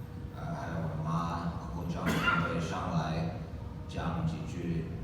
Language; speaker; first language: Chinese; early bilingual, heritage; English